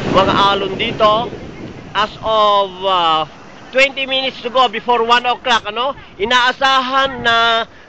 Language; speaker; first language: Filipino; non-native, local second language; Iloko